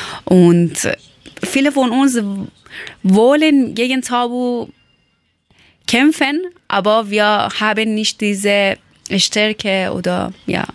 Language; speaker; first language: German; non-native, learner; Persian